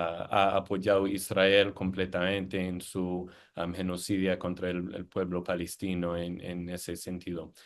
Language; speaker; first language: Spanish; non-native, fluent; English